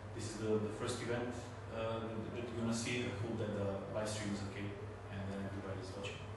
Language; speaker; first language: English; non-native, fluent; Macedonian